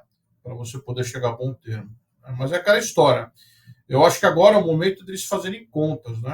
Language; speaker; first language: Portuguese; native; Portuguese